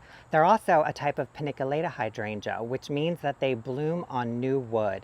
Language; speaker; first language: English; native; English